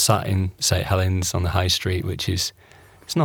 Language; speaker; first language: English; native; English